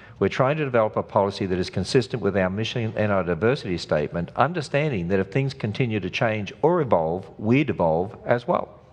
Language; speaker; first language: English; native; English